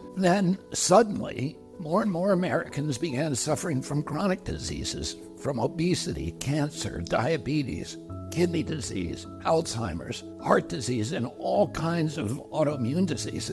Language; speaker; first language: English; native; English